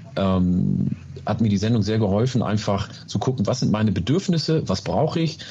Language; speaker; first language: German; early bilingual, other home language; Oromo